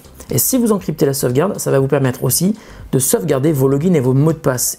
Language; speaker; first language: French; native; French